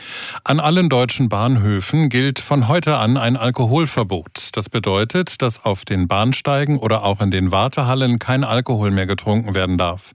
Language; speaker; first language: German; native; German